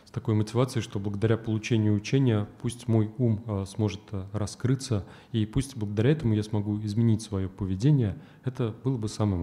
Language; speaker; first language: Russian; native; Russian